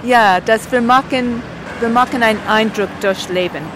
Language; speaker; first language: German; non-native, learner; English